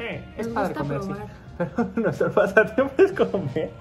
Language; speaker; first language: Spanish; native; Spanish